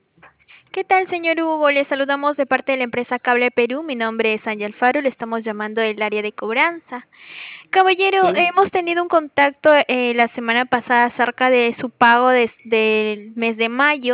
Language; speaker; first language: Spanish; native; Spanish